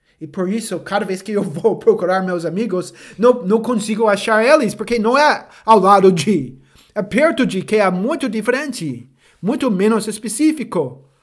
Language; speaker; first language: Portuguese; non-native, fluent; English